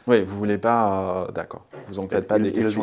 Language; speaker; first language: French; native; French